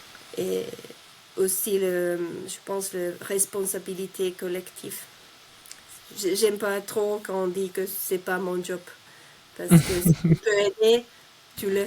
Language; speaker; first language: French; non-native, fluent; Finnish